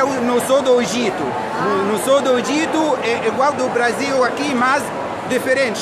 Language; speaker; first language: Portuguese; non-native, learner; Arabic